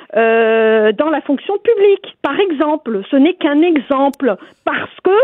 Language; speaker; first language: French; non-native, local second language; Arabic